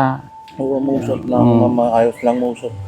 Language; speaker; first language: Filipino; non-native, learner; Punjabi